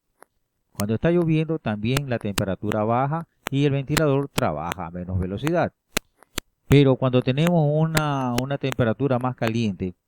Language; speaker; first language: Spanish; native; Spanish